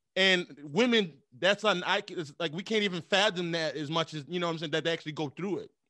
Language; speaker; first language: English; native; English